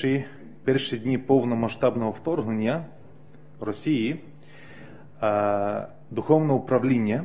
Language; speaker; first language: Ukrainian; non-native, fluent; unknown